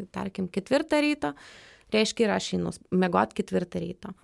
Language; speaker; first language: Lithuanian; non-native, fluent; Russian